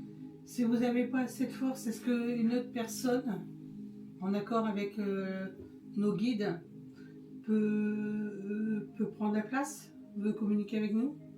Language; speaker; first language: French; native; French